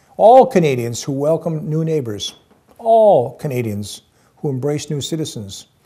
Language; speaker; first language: English; native; English